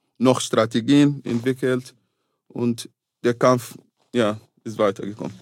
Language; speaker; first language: German; non-native, fluent; Arabic